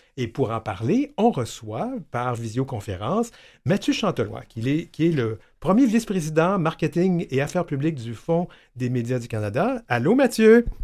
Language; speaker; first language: French; native; French